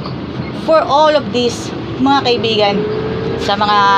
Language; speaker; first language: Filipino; native; Filipino